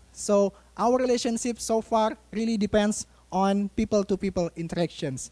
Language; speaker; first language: English; non-native, fluent; Indonesian